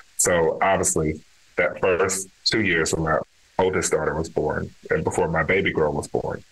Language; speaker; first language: English; native; English